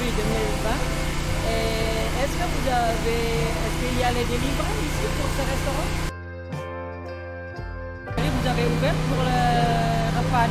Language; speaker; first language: French; non-native, fluent; Indonesian